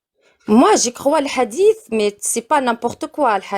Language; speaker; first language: French; non-native, learner; Arabic